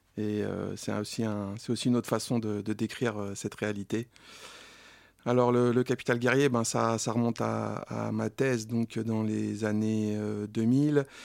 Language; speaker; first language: French; native; French